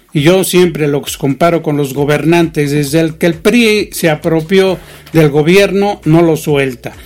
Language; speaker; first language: Spanish; native; Spanish